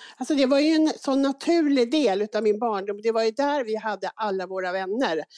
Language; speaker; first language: Swedish; native; Swedish